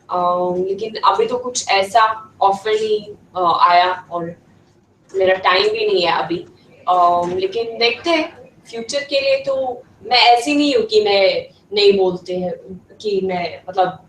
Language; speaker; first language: Hindi; non-native, fluent; Swedish